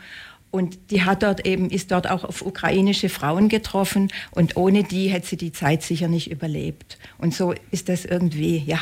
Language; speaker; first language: German; native; German